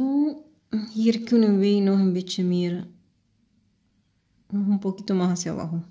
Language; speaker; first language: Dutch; non-native, fluent; Spanish